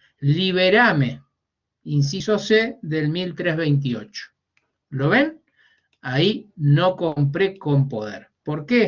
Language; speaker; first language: Spanish; native; Spanish